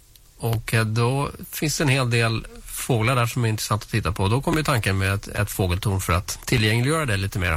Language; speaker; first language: Swedish; native; Swedish